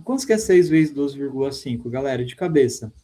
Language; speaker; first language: Portuguese; native; Portuguese